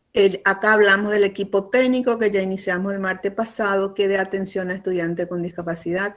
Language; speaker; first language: Spanish; native; Spanish